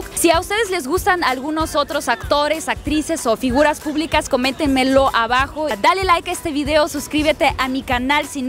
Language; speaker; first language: Spanish; non-native, fluent; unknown